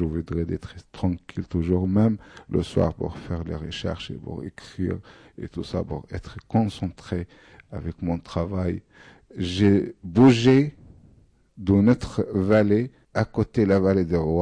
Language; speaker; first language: French; non-native, fluent; Arabic